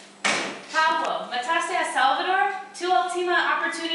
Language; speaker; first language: Spanish; non-native, learner; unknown